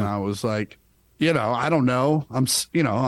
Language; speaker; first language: English; native; English